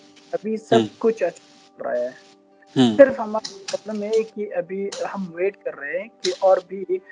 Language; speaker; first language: Hindi; non-native, learner; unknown